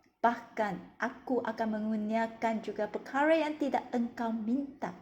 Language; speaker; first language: Malay; non-native, local second language; Chinese